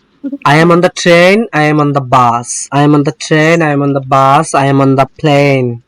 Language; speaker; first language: English; non-native, fluent; Bangla